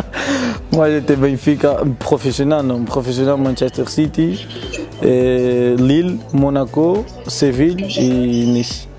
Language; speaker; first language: French; non-native, fluent; Portuguese